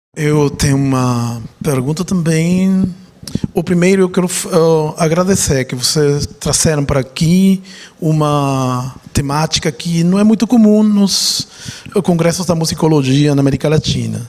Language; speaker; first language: Portuguese; non-native, fluent; Spanish